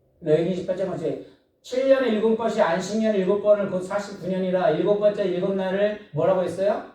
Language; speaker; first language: Korean; native; Korean